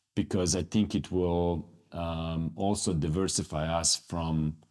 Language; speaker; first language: English; non-native, fluent; Croatian